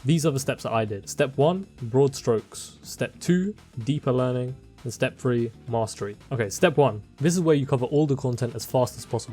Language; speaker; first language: English; native; English